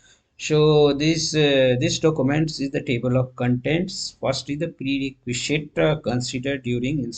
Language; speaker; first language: English; non-native, local second language; Hindi